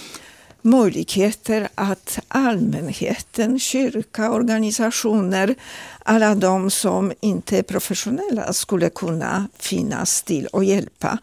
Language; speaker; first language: Swedish; non-native, fluent; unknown